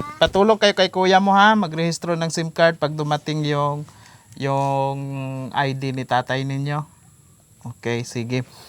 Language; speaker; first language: Filipino; native; Filipino